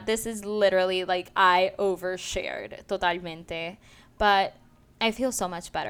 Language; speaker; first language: English; non-native, local second language; Spanish